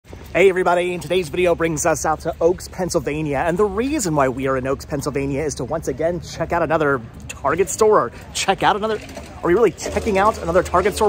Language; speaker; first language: English; native; English